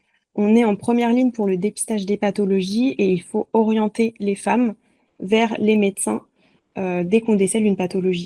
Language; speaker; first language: French; native; French